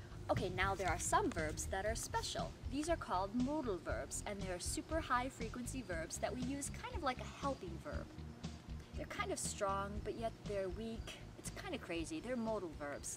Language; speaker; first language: English; native; English